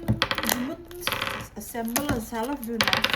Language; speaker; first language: Dutch; non-native, learner; Filipino